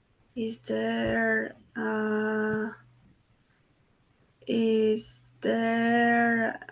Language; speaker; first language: English; non-native, learner; Spanish